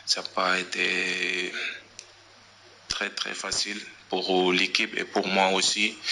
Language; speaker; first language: French; non-native, local second language; Wolof